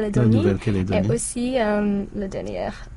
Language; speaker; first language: French; non-native, learner; English